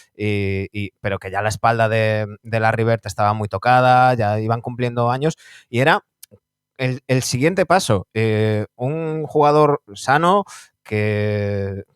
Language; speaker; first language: Spanish; native; Spanish